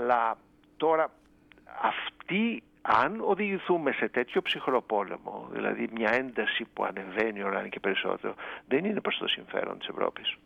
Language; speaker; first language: Greek; native; Greek